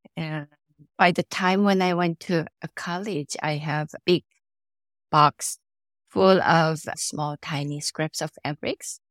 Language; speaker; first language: English; non-native, fluent; Korean